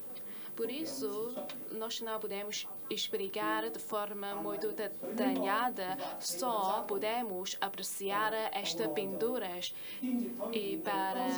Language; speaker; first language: Portuguese; non-native, fluent; Chinese